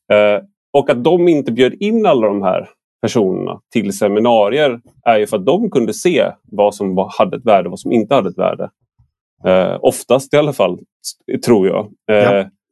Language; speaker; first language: Swedish; native; Swedish